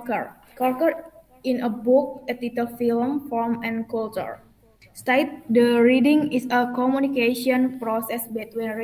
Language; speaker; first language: English; non-native, learner; Indonesian